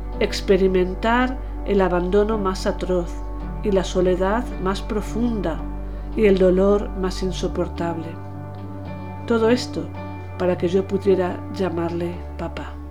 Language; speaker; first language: Spanish; native; Spanish